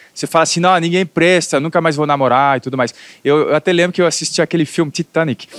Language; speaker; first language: Portuguese; non-native, fluent; French